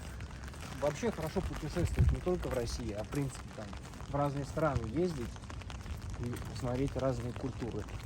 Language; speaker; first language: Russian; native; Russian